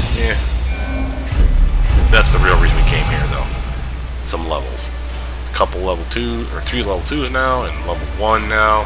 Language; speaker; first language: English; native; English